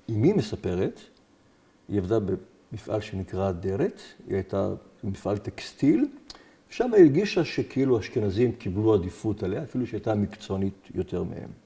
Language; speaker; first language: Hebrew; native; Hebrew